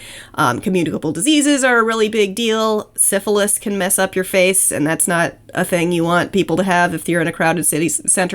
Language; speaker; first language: English; native; English